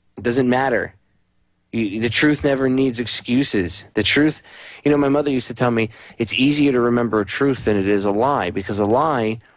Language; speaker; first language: English; native; English